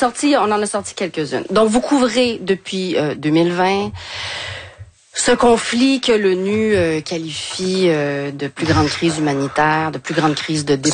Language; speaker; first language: French; native; French